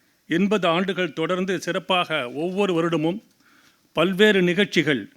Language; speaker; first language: Tamil; native; Tamil